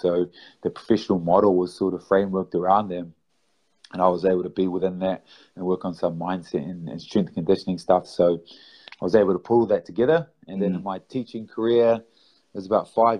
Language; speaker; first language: English; native; English